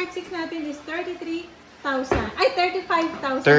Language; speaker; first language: Filipino; native; Filipino